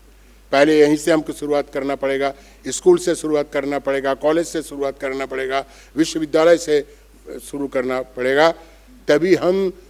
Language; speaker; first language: Hindi; non-native, local second language; Bangla